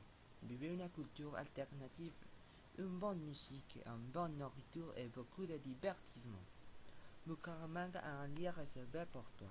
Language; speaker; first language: French; non-native, learner; Spanish